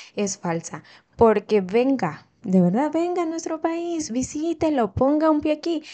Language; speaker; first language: Spanish; native; Spanish